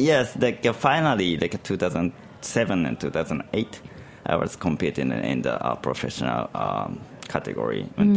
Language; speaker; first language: English; non-native, learner; Japanese